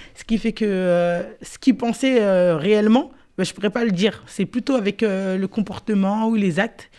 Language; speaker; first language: French; native; French